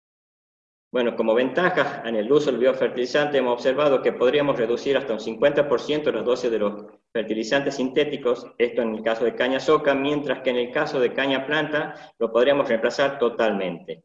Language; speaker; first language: Spanish; native; Spanish